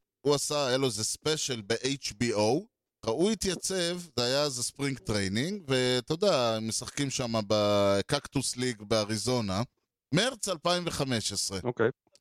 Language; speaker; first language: Hebrew; native; Hebrew